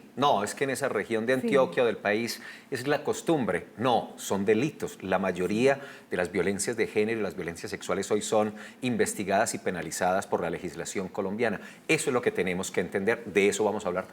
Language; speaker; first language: Spanish; native; Spanish